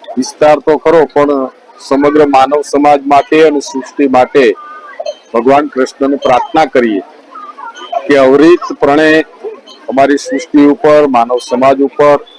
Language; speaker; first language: Gujarati; native; Gujarati